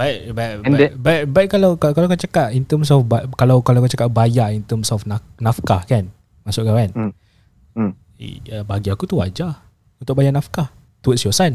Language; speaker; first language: Malay; native; Malay